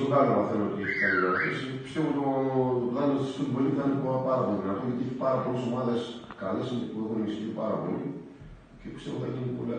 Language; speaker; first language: Greek; non-native, learner; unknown